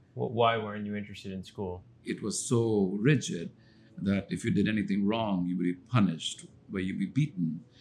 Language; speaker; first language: English; non-native, local second language; Hindi